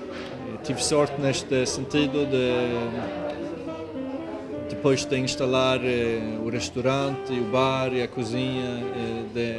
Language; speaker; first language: Portuguese; non-native, fluent; Swedish